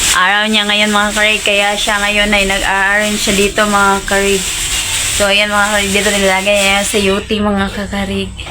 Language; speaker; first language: Filipino; non-native, local second language; Cebuano